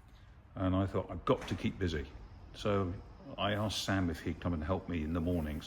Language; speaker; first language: English; native; English